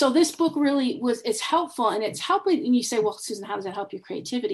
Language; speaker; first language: English; native; English